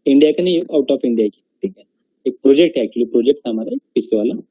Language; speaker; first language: Hindi; non-native, local second language; Marathi